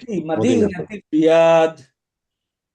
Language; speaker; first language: Arabic; non-native, fluent; Bangla